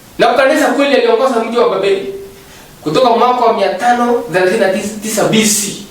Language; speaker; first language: Swahili; non-native, local second language; Kalenjin